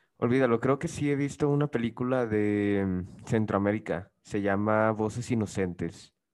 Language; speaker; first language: Spanish; native; Spanish